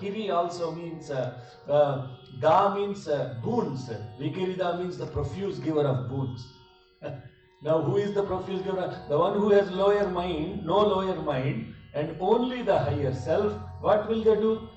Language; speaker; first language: English; non-native, local second language; Telugu